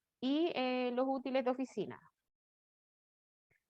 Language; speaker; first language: Spanish; native; Spanish